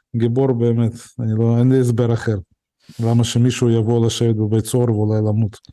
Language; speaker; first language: Hebrew; early bilingual, other home language; Russian